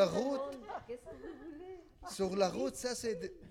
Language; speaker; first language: French; non-native, learner; Bangla